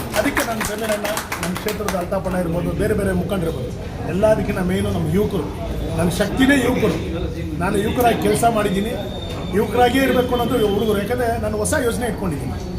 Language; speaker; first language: Kannada; non-native, local second language; Tamil